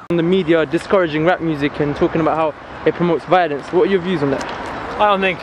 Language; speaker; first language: English; native; English